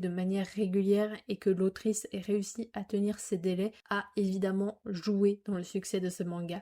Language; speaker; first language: French; native; French